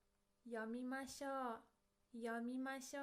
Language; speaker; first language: Japanese; non-native, fluent; English